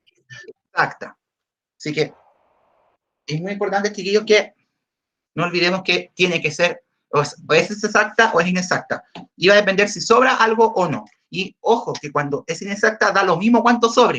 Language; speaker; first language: Spanish; native; Spanish